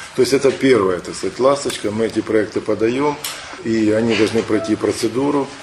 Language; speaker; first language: Russian; native; Russian